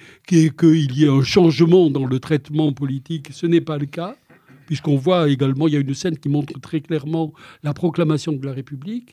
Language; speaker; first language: French; native; French